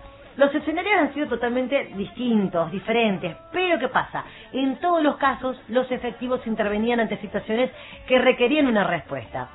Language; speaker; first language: Spanish; native; Spanish